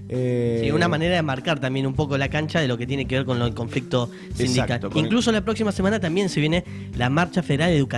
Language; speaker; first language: Spanish; native; Spanish